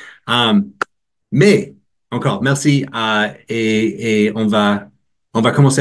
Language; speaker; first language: French; non-native, learner; English